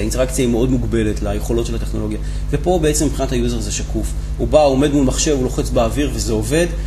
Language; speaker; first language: Hebrew; native; Hebrew